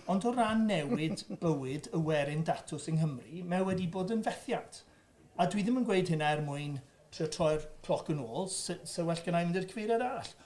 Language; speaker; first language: Welsh; native; Welsh